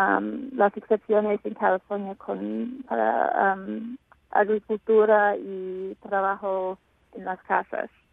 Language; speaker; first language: Spanish; non-native, fluent; English